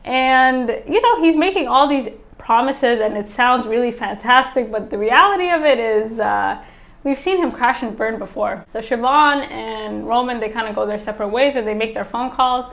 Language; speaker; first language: English; native; English